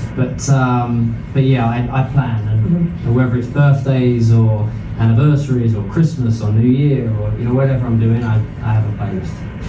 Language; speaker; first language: English; native; English